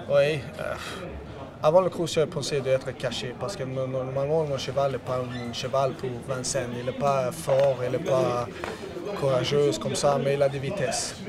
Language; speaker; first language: French; non-native, learner; Swedish